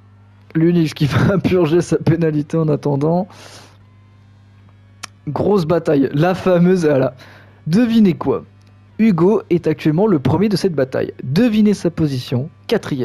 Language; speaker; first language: French; native; French